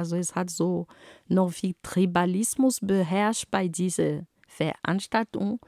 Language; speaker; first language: German; non-native, fluent; Ghomala